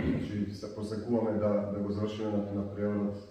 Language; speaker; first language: Macedonian; native; Macedonian